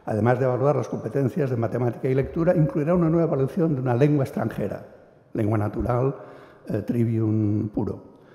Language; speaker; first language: Spanish; non-native, local second language; Catalan